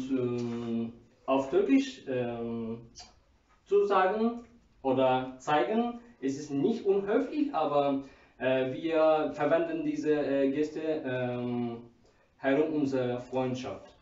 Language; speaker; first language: German; non-native, learner; Turkish